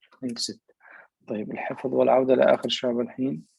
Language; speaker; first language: Arabic; native; Arabic